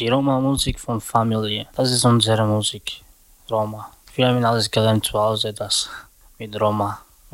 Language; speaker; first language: German; non-native, learner; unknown